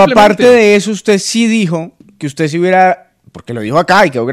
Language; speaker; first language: Spanish; native; Spanish